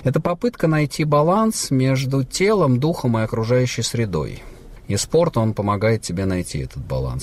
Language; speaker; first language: Russian; native; Russian